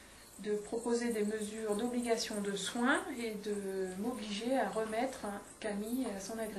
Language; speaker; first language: French; native; French